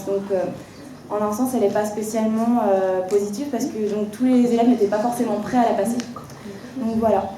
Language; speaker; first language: French; native; French